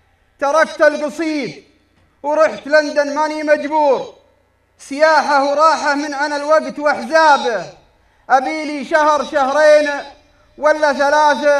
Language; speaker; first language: Arabic; native; Arabic